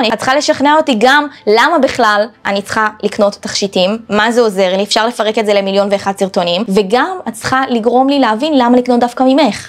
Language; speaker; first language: Hebrew; native; Hebrew